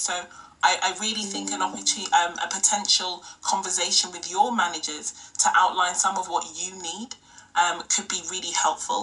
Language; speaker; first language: English; non-native, local second language; Yoruba